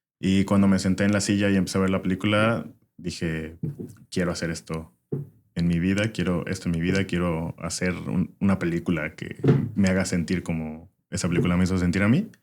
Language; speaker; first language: Spanish; native; Spanish